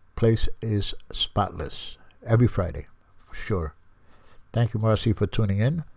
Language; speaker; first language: English; native; English